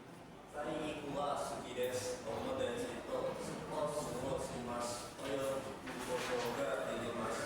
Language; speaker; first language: Japanese; non-native, learner; Indonesian